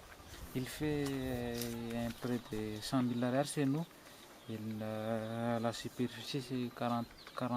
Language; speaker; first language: French; non-native, local second language; Malagasy